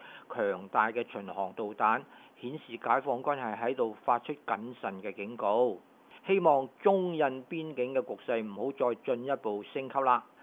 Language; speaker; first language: Chinese; non-native, local second language; Cantonese